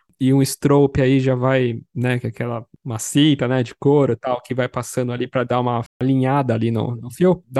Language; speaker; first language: Portuguese; native; Portuguese